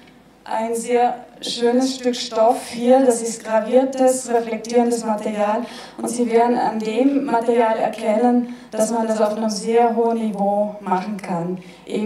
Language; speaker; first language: German; native; German